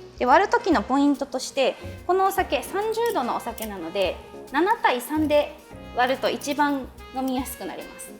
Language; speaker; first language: Japanese; native; Japanese